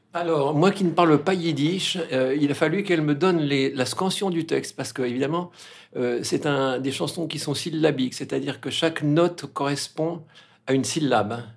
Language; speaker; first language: French; native; French